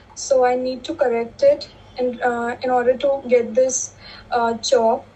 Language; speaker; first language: English; non-native, local second language; Hindi